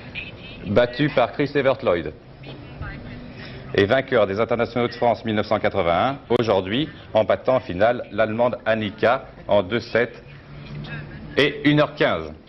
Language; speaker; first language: French; native; French